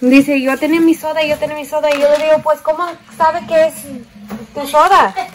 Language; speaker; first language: Spanish; early bilingual, other home language; English